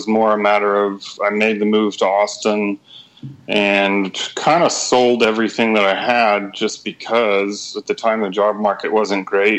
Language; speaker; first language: English; native; English